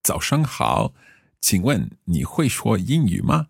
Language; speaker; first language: Chinese; non-native, learner; English